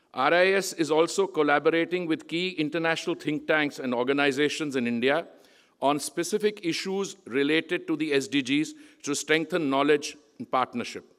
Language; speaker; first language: English; non-native, local second language; Punjabi